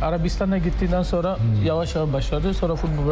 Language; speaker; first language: Turkish; non-native, learner; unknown